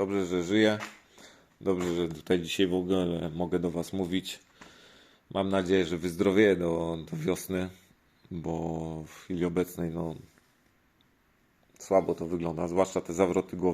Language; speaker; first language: Polish; native; Polish